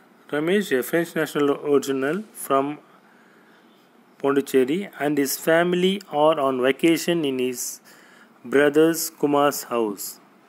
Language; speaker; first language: English; non-native, local second language; Tamil